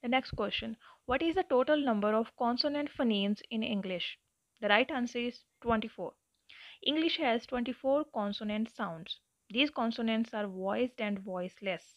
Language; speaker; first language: English; non-native, local second language; Punjabi